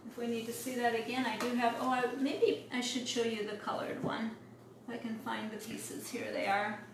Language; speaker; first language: English; native; English